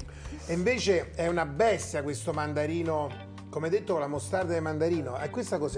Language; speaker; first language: Italian; native; Italian